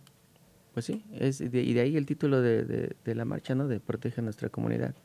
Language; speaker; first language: Spanish; native; Spanish